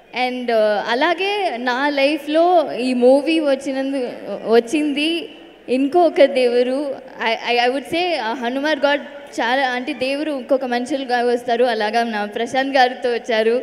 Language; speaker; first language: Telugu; non-native, learner; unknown